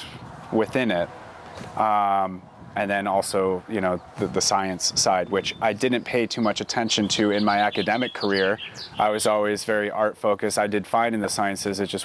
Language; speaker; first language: English; native; English